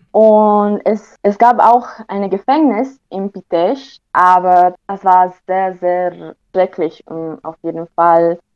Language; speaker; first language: German; non-native, fluent; Romanian